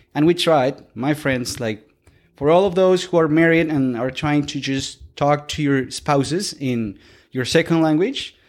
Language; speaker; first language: English; non-native, fluent; Spanish